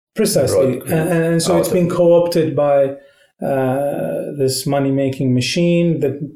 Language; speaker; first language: English; non-native, fluent; Arabic